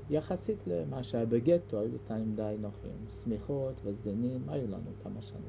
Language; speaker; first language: Hebrew; non-native, fluent; Hungarian